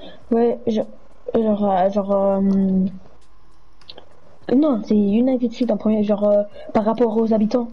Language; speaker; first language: French; native; French